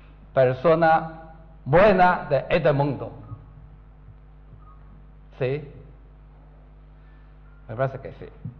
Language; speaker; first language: Spanish; non-native, learner; Chinese